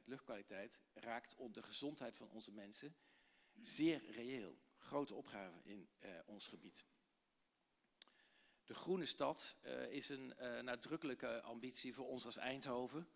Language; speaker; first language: Dutch; native; Dutch